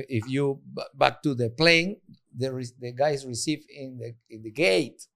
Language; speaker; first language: English; non-native, learner; Spanish